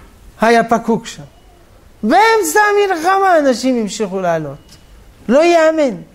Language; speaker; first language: Hebrew; non-native, fluent; French